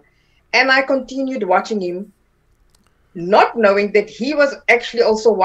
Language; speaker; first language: English; non-native, local second language; Afrikaans